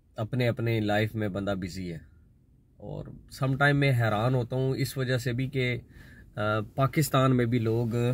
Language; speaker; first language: Urdu; non-native, local second language; Punjabi